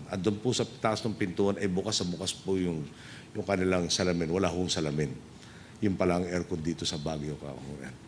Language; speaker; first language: Filipino; native; Filipino